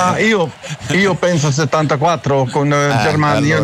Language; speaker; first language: Italian; non-native, learner; Dutch